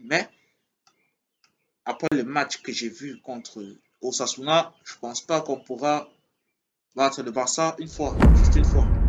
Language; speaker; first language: French; native; French